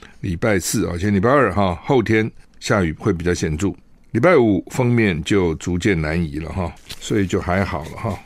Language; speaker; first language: Chinese; native; Chinese